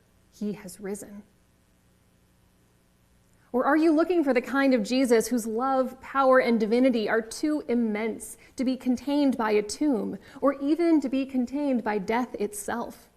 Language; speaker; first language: English; native; English